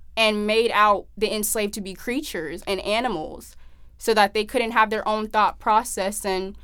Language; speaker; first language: English; native; English